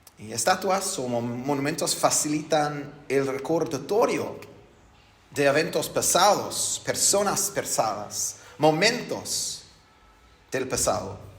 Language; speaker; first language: Spanish; non-native, fluent; English